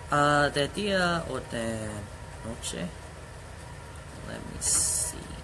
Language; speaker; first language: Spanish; non-native, learner; Korean